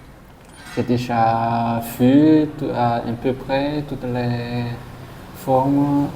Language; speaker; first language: French; non-native, local second language; Malagasy